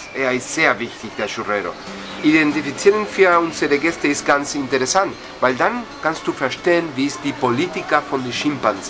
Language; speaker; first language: German; non-native, learner; Spanish